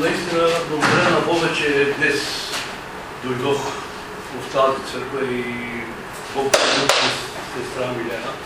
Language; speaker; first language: Bulgarian; non-native, local second language; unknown